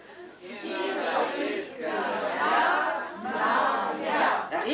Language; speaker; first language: French; non-native, learner; Russian